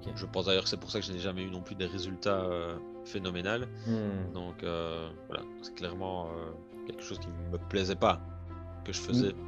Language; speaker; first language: French; native; French